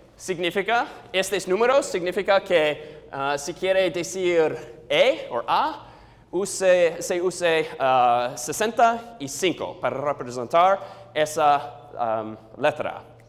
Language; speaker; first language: Spanish; non-native, learner; English